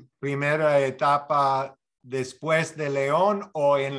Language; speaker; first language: Spanish; non-native, fluent; English